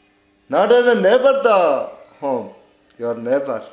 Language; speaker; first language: English; non-native, learner; Baluchi